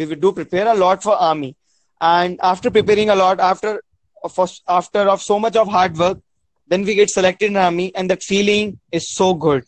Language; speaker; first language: English; non-native, local second language; Hindi